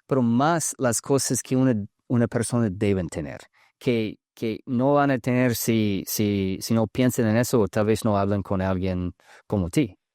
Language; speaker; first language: Spanish; early bilingual, heritage; English